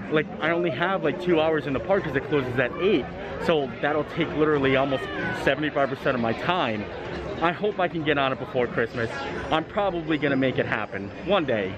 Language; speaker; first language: English; native; English